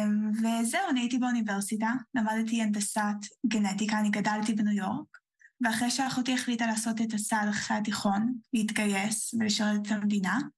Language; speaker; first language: Hebrew; early bilingual, heritage; Hebrew